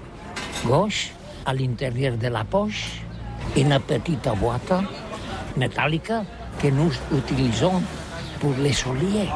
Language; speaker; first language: French; non-native, learner; Catalan